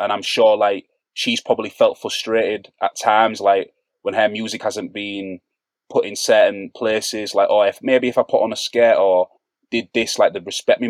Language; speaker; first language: English; native; English